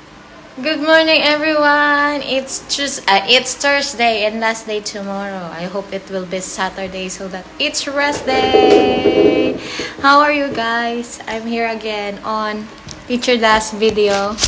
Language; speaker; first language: English; non-native, local second language; Filipino